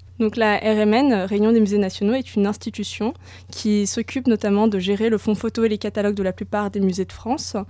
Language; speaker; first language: French; native; French